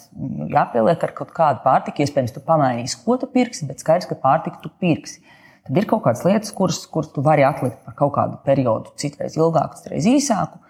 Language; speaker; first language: Latvian; native; Latvian